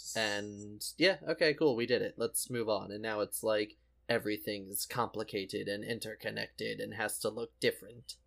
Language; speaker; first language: English; native; English